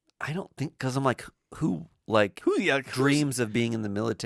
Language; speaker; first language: English; native; English